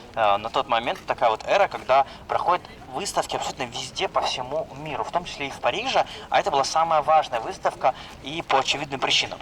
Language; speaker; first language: Russian; native; Russian